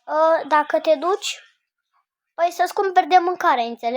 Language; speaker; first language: Romanian; native; Romanian